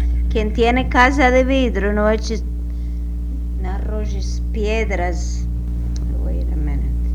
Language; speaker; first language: Spanish; native; Spanish